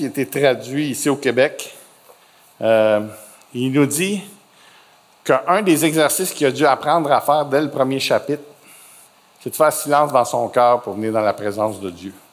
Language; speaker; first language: French; native; French